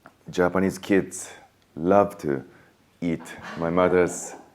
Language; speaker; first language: English; non-native, fluent; Japanese